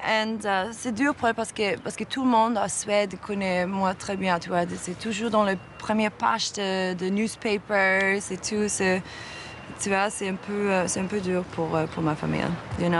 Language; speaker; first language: French; non-native, fluent; Swedish